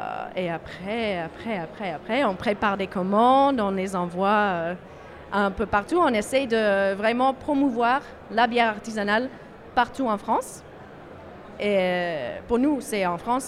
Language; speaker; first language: French; non-native, fluent; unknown